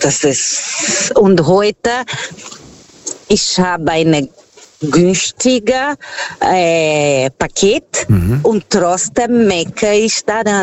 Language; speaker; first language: German; non-native, fluent; Portuguese